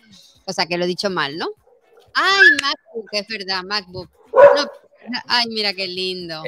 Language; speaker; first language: Spanish; native; Spanish